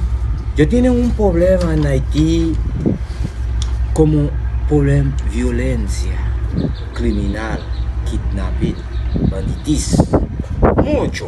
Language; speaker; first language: Spanish; non-native, learner; Haitian Creole